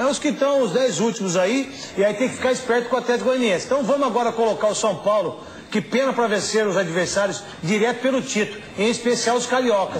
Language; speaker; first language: Portuguese; native; Portuguese